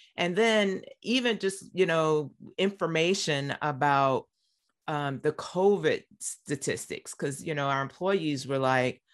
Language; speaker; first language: English; native; English